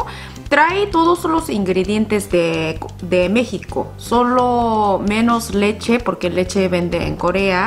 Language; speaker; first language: Spanish; non-native, fluent; Korean